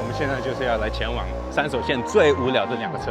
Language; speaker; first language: Chinese; native; Chinese